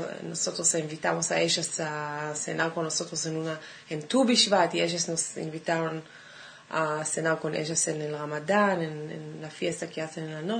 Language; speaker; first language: Spanish; non-native, fluent; Hebrew